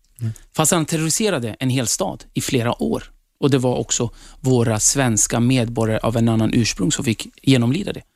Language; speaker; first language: Swedish; early bilingual, other home language; Kurdish